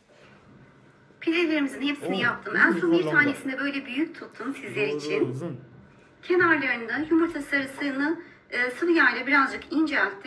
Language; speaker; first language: Turkish; native; Turkish